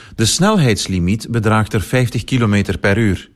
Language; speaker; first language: Dutch; native; Dutch